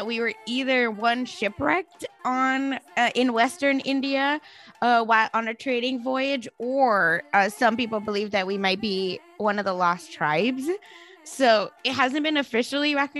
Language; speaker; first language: English; non-native, local second language; Marathi